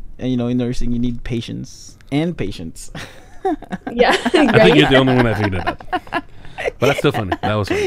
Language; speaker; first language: English; non-native, local second language; Pampanga